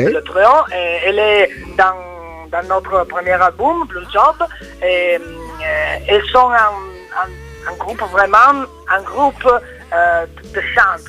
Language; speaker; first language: French; non-native, learner; Italian